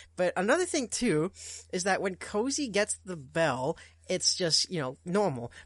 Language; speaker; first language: English; non-native, fluent; Portuguese